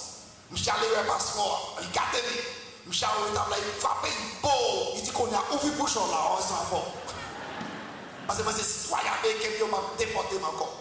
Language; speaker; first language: French; non-native, local second language; Haitian Creole